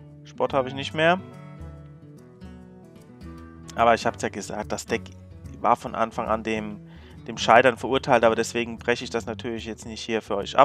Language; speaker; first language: German; native; German